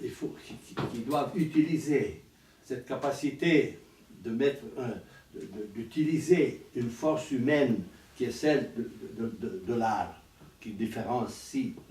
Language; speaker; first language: French; non-native, fluent; Italian